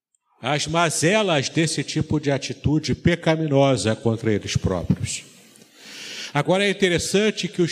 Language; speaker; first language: Portuguese; native; Portuguese